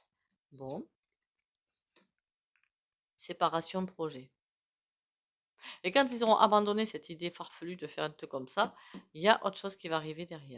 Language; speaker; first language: French; native; French